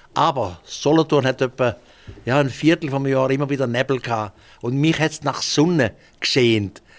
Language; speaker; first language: German; native; German